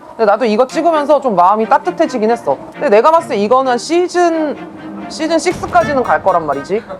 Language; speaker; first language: Korean; native; Korean